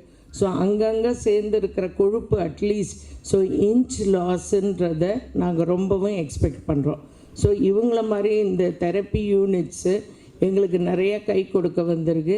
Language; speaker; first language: Tamil; native; Tamil